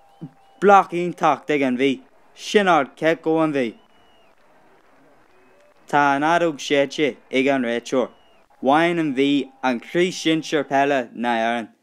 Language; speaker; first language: Irish; non-native, local second language; English